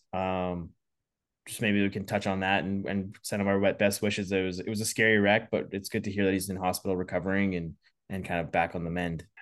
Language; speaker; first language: English; native; English